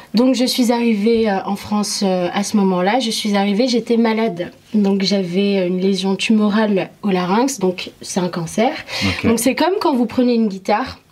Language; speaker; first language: French; early bilingual, other home language; Arabic